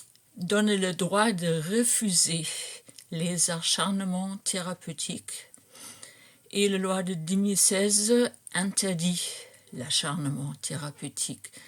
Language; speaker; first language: French; non-native, fluent; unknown